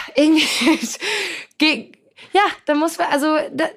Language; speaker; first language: German; early bilingual, other home language; Polish